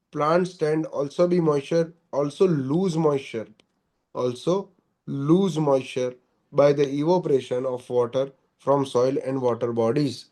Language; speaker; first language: English; non-native, local second language; Gujarati